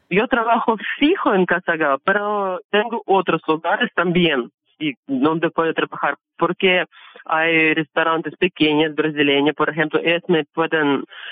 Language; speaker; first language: Spanish; non-native, learner; Russian